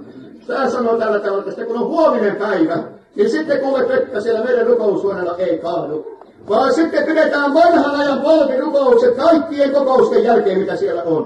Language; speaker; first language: Finnish; native; Finnish